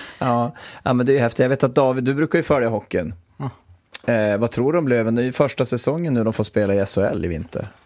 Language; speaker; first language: Swedish; native; Swedish